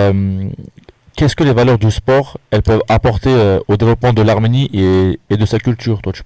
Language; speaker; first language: French; native; French